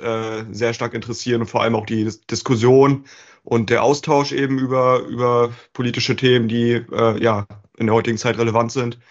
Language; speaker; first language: German; native; German